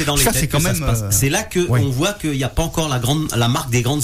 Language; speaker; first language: French; native; French